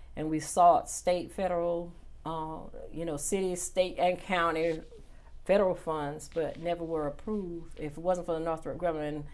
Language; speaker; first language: English; native; English